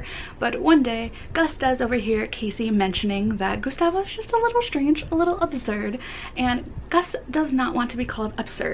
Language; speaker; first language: English; native; English